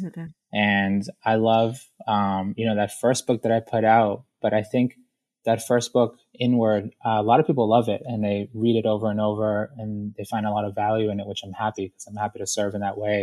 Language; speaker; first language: English; native; English